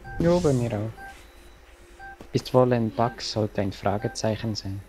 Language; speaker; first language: German; native; German